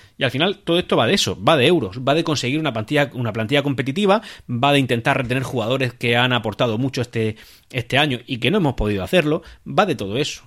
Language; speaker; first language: Spanish; native; Spanish